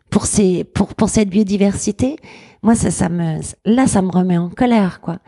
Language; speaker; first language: French; native; French